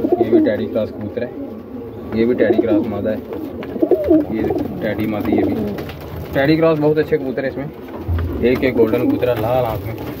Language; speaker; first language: Hindi; non-native, local second language; Punjabi